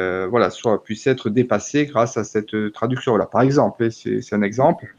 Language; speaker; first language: French; native; French